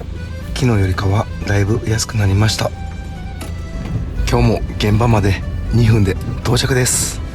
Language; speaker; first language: Japanese; native; Japanese